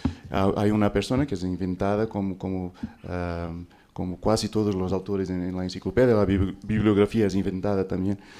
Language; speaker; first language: Spanish; non-native, fluent; Portuguese